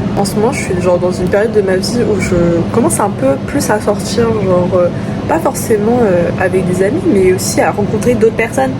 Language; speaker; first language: French; early bilingual, other home language; Vietnamese